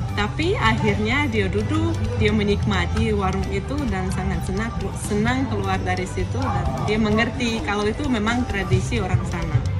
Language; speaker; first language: Indonesian; non-native, fluent; Russian